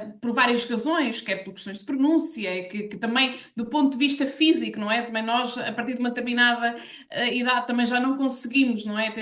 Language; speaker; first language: Portuguese; native; Portuguese